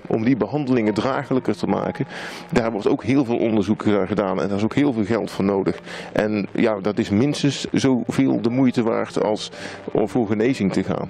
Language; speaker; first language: Dutch; native; Dutch